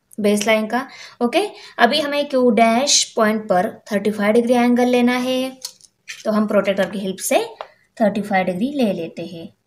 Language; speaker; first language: Hindi; non-native, local second language; Marathi